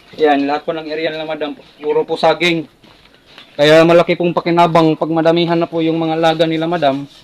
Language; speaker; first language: Filipino; non-native, local second language; Cebuano